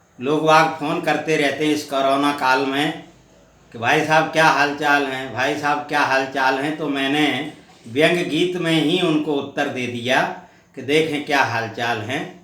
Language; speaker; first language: Hindi; native; Hindi